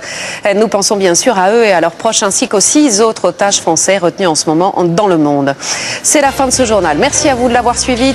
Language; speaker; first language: French; native; French